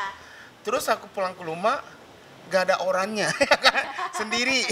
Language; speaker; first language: Indonesian; non-native, fluent; Japanese